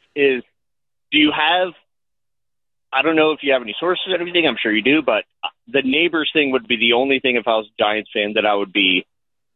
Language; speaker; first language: English; native; English